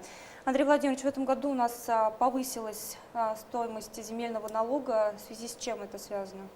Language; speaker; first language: Russian; native; Russian